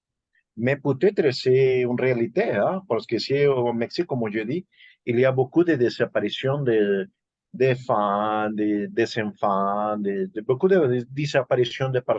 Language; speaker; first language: French; non-native, learner; Spanish